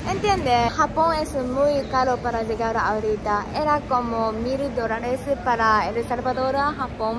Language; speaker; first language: Spanish; non-native, learner; Japanese